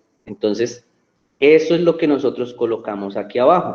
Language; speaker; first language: Spanish; native; Spanish